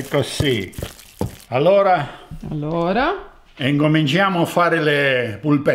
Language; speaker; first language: Italian; non-native, fluent; Spanish